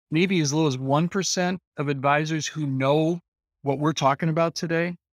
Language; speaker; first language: English; native; English